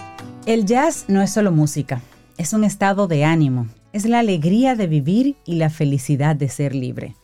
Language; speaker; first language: Spanish; native; Spanish